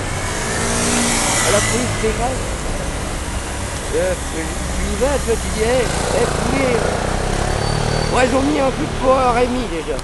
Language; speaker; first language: French; native; French